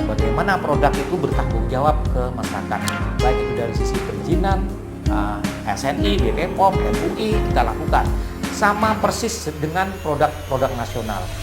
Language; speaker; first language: Indonesian; non-native, local second language; Madurese